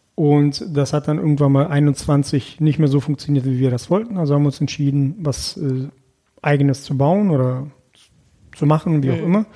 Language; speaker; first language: German; early bilingual, other home language; Russian